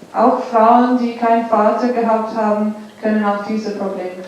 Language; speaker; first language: German; non-native, fluent; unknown